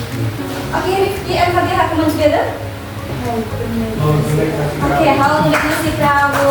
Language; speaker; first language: English; non-native, learner; Indonesian